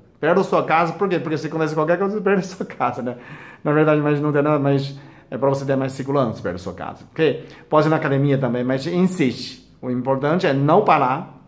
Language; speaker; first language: Portuguese; non-native, fluent; Chinese